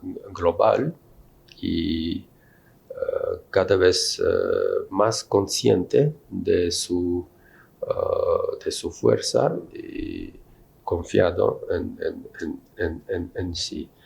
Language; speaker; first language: Spanish; non-native, fluent; Russian